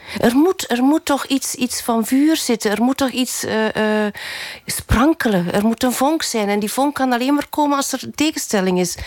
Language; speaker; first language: Dutch; native; Dutch